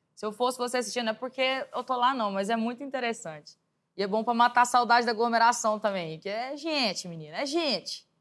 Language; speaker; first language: Portuguese; native; Portuguese